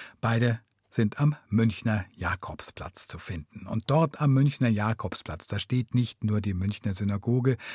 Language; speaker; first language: German; native; German